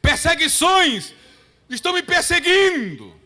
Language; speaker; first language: Portuguese; native; Portuguese